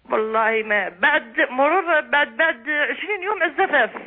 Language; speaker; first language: Arabic; native; Arabic